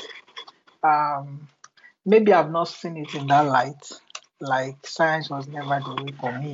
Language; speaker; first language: English; non-native, local second language; Yoruba